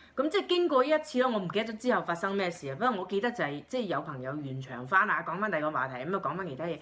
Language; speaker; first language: Cantonese; native; Cantonese